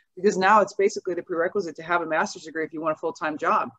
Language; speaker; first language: English; native; English